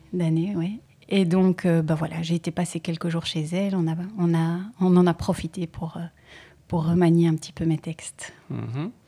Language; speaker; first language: French; native; French